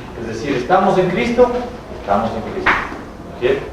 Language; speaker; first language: Spanish; native; Spanish